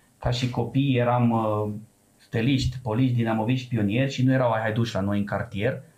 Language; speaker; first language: Romanian; non-native, local second language; Serbian